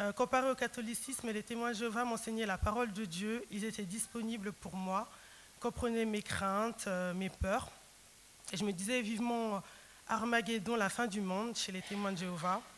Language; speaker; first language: French; early bilingual, other home language; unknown